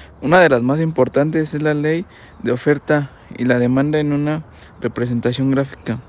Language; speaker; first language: Spanish; native; Spanish